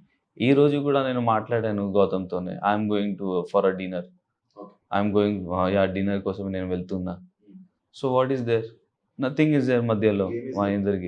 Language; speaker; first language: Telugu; non-native, learner; Urdu